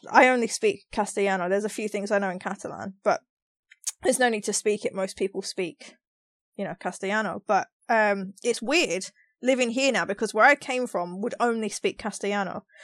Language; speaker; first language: English; native; English